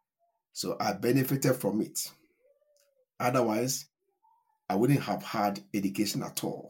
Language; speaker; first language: English; non-native, local second language; Akan